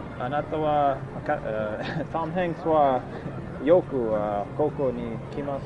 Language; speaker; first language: Japanese; non-native, learner; English